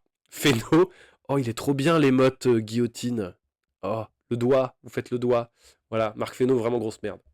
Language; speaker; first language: French; native; French